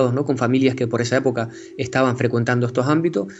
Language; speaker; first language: Spanish; native; Spanish